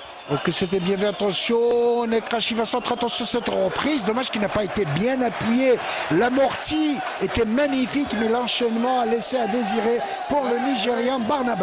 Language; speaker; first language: French; non-native, local second language; Arabic